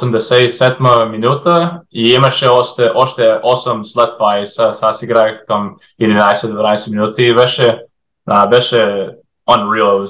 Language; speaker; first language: Bulgarian; early bilingual, heritage; English